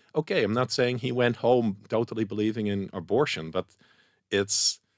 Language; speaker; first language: English; non-native, fluent; Dutch